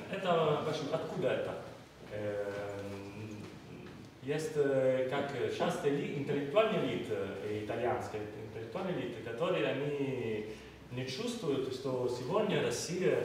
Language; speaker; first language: Russian; non-native, learner; Italian